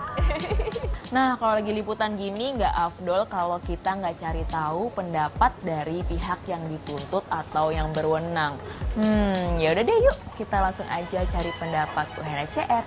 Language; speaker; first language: Indonesian; native; Indonesian